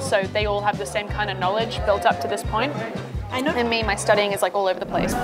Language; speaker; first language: English; native; English